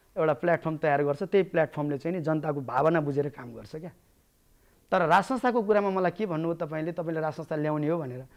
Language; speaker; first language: Nepali; native; Nepali